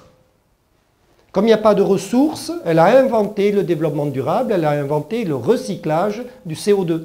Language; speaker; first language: French; early bilingual, other home language; German